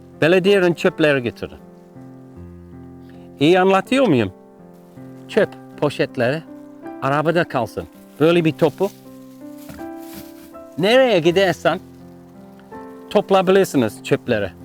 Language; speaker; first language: Turkish; non-native, learner; English